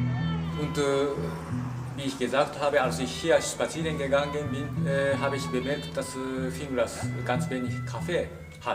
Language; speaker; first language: German; non-native, learner; Japanese